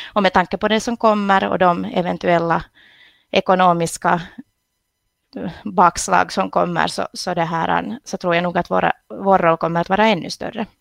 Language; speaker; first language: Swedish; native; Swedish